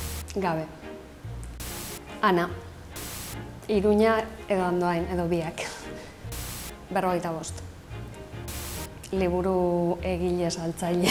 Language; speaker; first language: Basque; non-native, local second language; Spanish